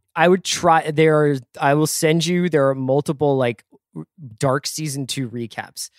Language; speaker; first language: English; native; English